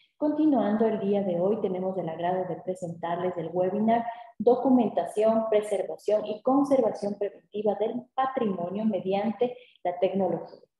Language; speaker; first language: Spanish; native; Spanish